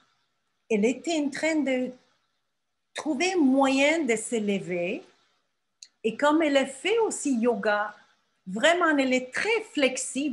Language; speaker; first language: French; non-native, fluent; Turkish